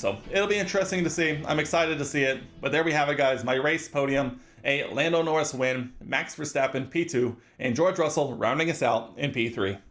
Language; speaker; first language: English; native; English